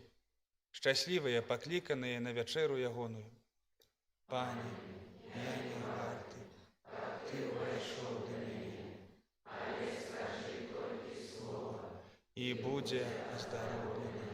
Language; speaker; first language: Belarusian; native; Belarusian